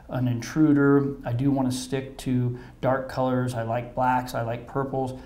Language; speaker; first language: English; native; English